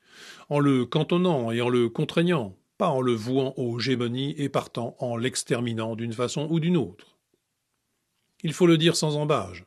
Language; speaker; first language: French; native; French